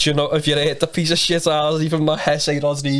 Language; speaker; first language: English; native; English